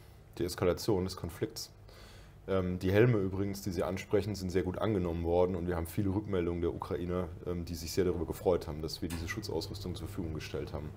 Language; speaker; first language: German; native; German